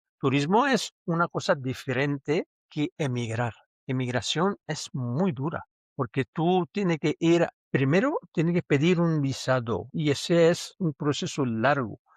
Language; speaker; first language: Spanish; non-native, fluent; Urdu